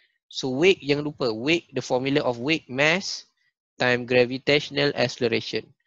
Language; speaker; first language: English; non-native, local second language; Malay